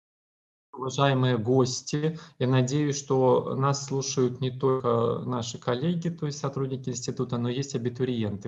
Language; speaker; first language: Russian; native; Russian